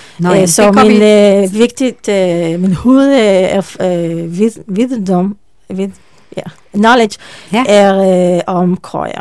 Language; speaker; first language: Danish; non-native, learner; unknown